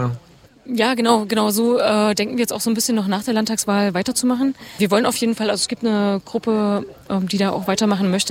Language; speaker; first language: German; native; German